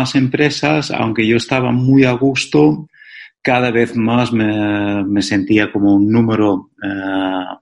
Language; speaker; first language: Spanish; non-native, fluent; Dutch